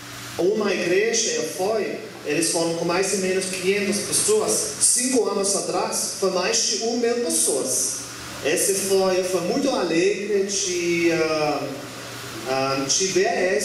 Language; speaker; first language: Portuguese; non-native, learner; German